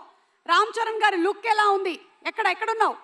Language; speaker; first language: Telugu; native; Telugu